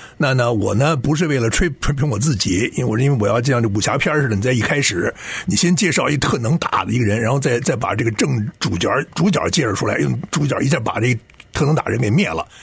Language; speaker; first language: Chinese; native; Chinese